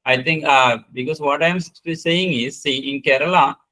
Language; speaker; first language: English; non-native, local second language; Malayalam